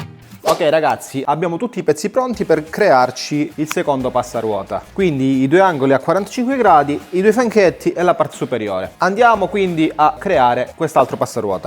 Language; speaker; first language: Italian; native; Italian